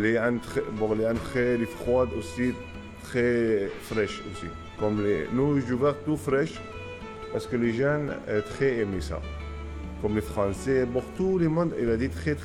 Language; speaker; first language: French; non-native, learner; Arabic